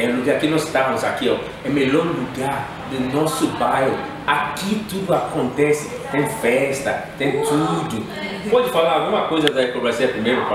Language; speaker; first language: Portuguese; non-native, fluent; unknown